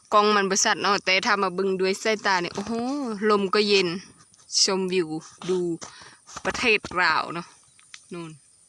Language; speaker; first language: Thai; native; Thai